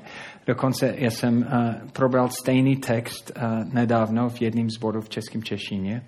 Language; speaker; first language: Czech; non-native, fluent; English